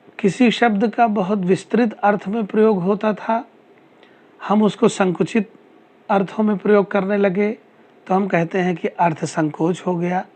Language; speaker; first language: Hindi; native; Hindi